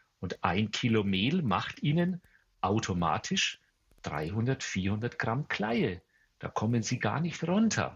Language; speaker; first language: German; native; German